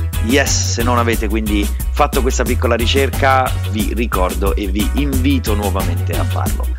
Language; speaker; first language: Italian; native; Italian